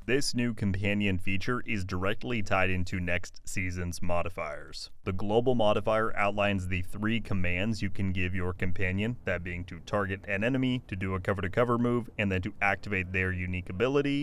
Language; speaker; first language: English; native; English